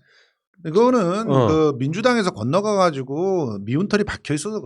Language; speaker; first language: Korean; native; Korean